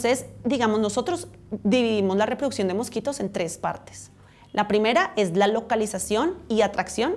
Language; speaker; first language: Spanish; native; Spanish